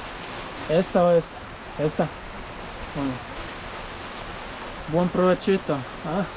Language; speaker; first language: Spanish; non-native, learner; Croatian